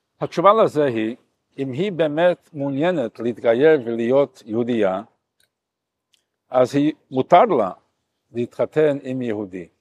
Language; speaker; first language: Hebrew; non-native, fluent; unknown